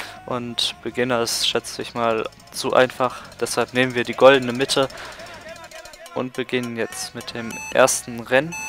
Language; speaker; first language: German; native; German